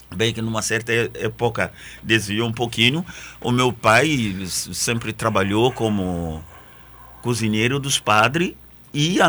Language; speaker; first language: Portuguese; non-native, fluent; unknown